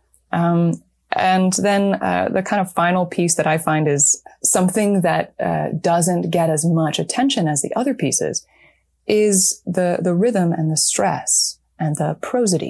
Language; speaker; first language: English; native; English